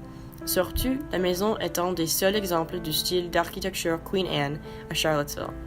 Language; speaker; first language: French; non-native, fluent; English